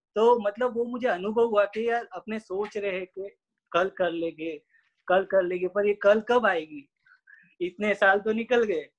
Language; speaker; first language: Hindi; non-native, local second language; Gujarati